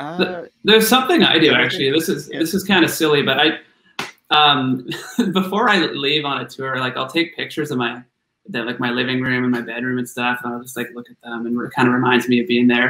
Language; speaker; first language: English; native; English